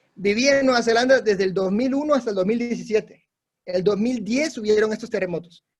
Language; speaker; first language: Spanish; non-native, local second language; English